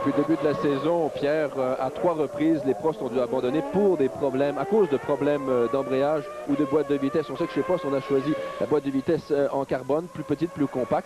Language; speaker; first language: French; native; French